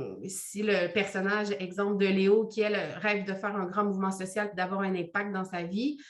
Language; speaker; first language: French; native; French